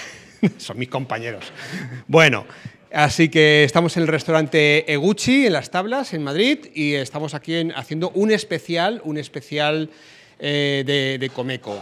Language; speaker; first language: Spanish; native; Spanish